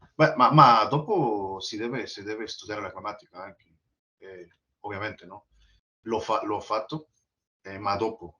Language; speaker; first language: Italian; non-native, learner; Spanish